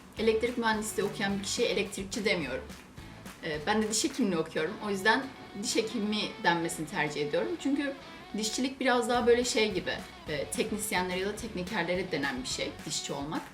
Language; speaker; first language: Turkish; native; Turkish